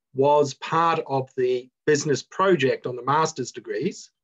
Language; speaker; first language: English; native; English